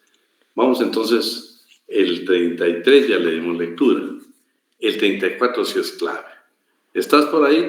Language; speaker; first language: Spanish; native; Spanish